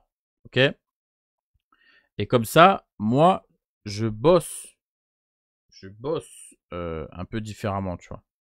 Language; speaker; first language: French; native; French